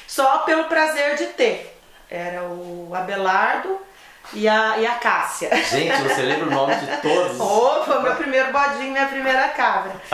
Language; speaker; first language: Portuguese; native; Portuguese